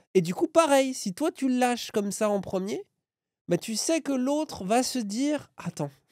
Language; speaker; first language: French; native; French